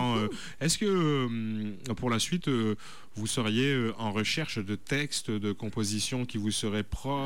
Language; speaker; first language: French; native; French